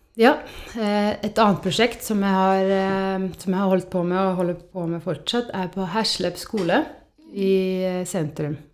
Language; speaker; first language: Norwegian; non-native, fluent; Estonian